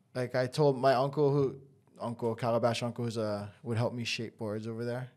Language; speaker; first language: English; native; English